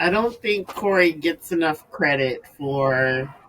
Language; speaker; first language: English; native; English